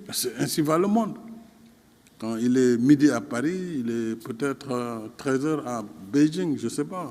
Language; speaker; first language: French; non-native, local second language; Fula